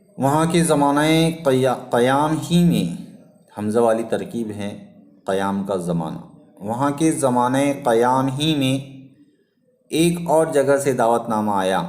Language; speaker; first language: Urdu; native; Urdu